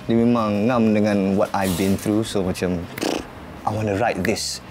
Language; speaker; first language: English; early bilingual, heritage; English